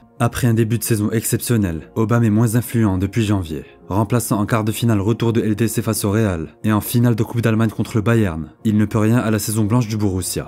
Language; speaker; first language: French; native; French